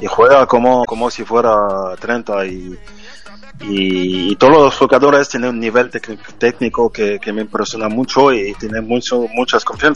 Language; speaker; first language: Spanish; non-native, fluent; French